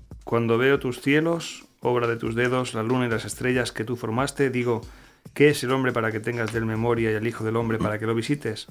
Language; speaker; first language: Spanish; native; Spanish